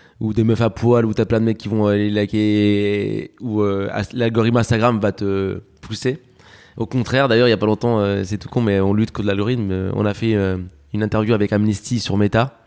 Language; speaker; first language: French; early bilingual, other home language; Spanish